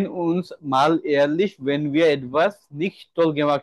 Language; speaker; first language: German; non-native, fluent; Bangla